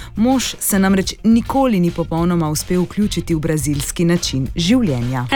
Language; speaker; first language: Slovenian; native; Slovenian